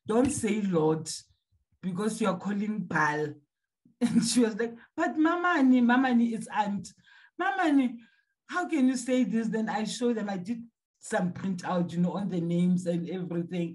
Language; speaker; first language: English; non-native, local second language; Tsonga